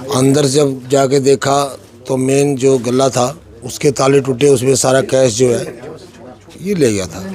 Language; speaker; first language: Hindi; native; Hindi